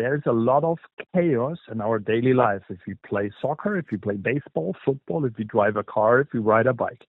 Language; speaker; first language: English; non-native, fluent; German